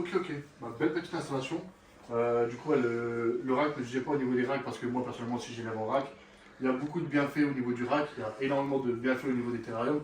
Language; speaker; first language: French; native; French